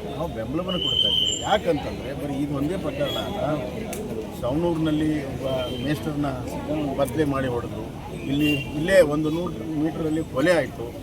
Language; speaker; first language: Kannada; native; Kannada